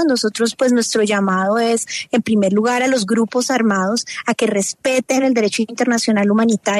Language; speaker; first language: Spanish; native; Spanish